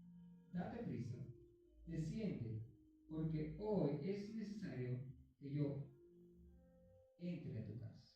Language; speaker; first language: Spanish; native; Spanish